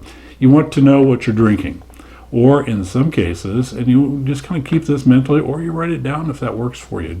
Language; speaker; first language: English; native; English